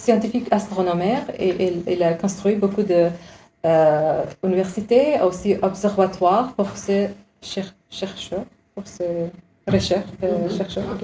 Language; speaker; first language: French; non-native, learner; Uzbek